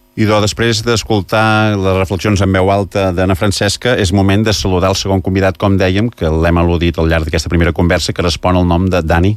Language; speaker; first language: Catalan; native; Catalan